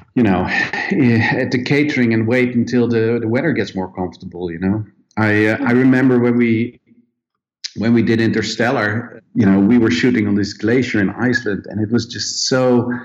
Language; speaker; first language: English; non-native, fluent; Dutch